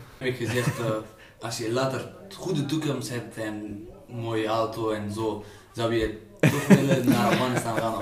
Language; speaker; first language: Dutch; non-native, learner; Pashto